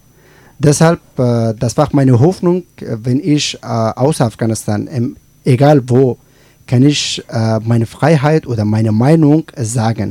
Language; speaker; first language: German; non-native, learner; Persian